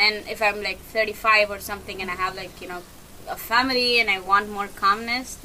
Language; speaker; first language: English; native; English